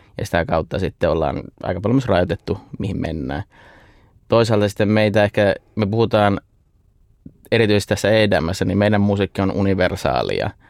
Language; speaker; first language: Finnish; native; Finnish